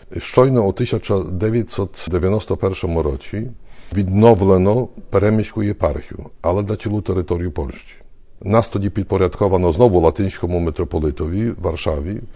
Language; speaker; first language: Ukrainian; early bilingual, heritage; Ukrainian